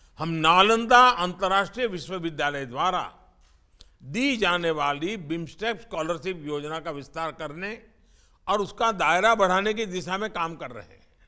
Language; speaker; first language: Hindi; native; Hindi